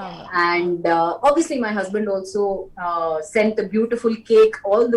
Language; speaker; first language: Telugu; non-native, local second language; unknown